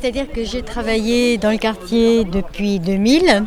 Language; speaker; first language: French; native; French